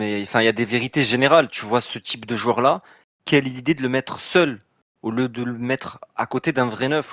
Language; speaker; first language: French; native; French